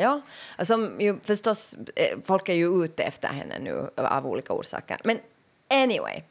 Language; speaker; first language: Swedish; native; Swedish